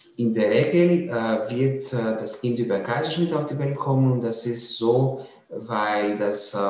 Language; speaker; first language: German; non-native, fluent; Greek